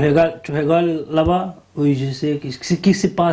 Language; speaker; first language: French; non-native, learner; Portuguese